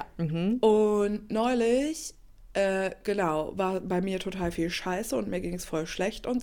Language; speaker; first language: German; native; German